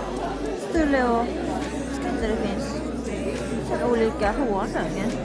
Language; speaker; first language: Swedish; non-native, learner; Japanese